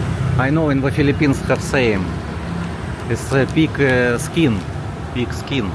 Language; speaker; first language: English; non-native, learner; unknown